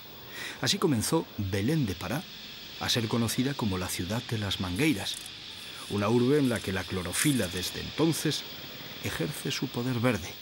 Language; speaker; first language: Spanish; native; Spanish